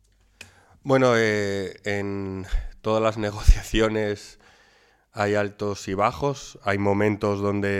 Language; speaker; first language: Spanish; native; Spanish